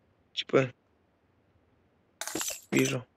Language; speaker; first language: Russian; native; Russian